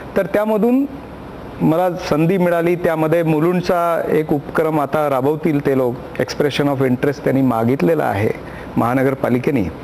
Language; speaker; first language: Marathi; non-native, local second language; Punjabi